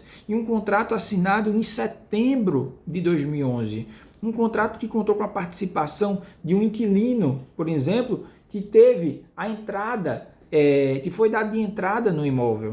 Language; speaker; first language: Portuguese; native; Portuguese